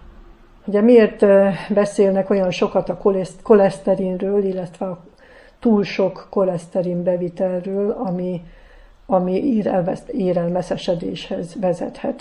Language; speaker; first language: Hungarian; native; Hungarian